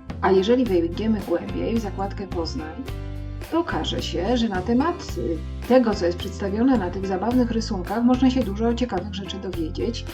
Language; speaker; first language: Polish; native; Polish